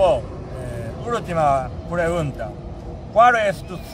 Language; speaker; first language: Spanish; non-native, fluent; Japanese